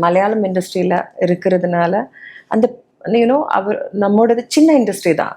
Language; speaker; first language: Tamil; non-native, learner; Malayalam